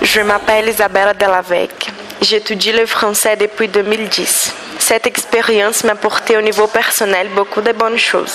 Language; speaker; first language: French; non-native, learner; Portuguese